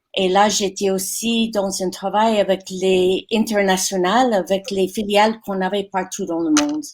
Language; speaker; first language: French; non-native, fluent; English